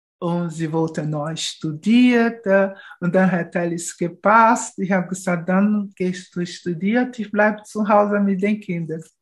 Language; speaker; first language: German; non-native, fluent; Portuguese